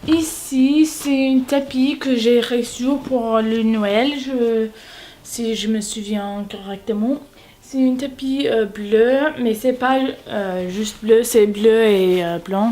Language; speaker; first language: French; non-native, learner; English